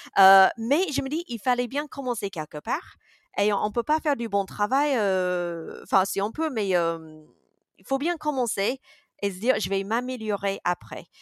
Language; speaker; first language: French; non-native, fluent; English